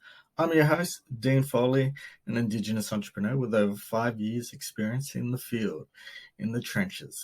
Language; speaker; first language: English; native; English